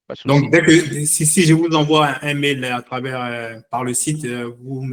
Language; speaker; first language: French; non-native, fluent; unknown